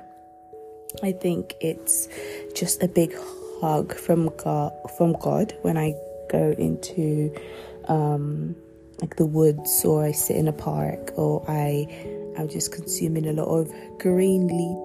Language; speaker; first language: English; non-native, local second language; Yoruba